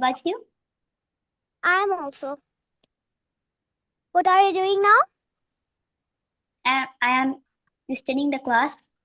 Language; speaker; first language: English; non-native, learner; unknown